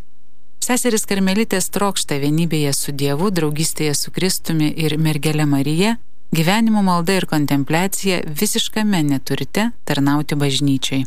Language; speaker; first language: Lithuanian; native; Lithuanian